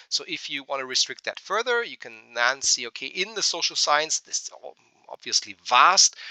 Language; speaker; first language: English; non-native, fluent; German